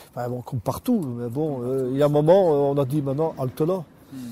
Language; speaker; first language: French; native; French